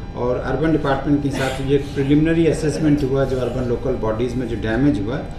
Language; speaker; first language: Hindi; native; Hindi